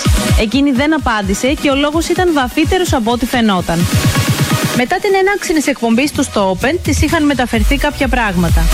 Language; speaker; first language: Greek; native; Greek